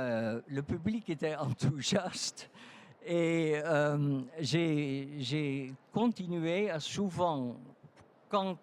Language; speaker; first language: French; non-native, fluent; Dutch